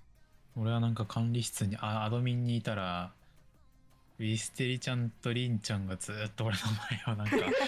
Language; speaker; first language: Japanese; native; Japanese